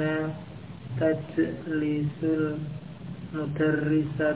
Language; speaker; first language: Arabic; non-native, learner; Indonesian